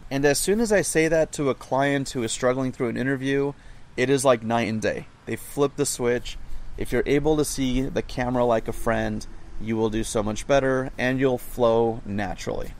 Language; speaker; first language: English; native; English